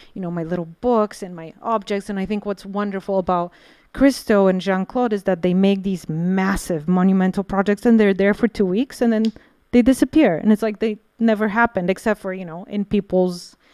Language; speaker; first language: English; non-native, fluent; Bulgarian